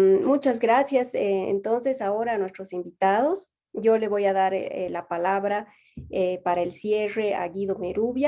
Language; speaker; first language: Spanish; native; Spanish